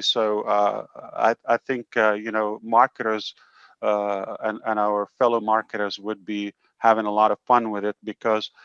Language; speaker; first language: English; non-native, fluent; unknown